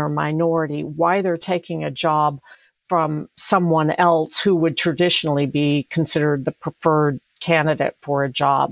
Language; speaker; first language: English; native; English